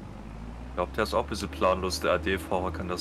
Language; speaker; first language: German; native; German